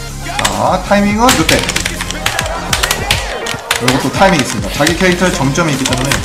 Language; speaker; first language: Korean; native; Korean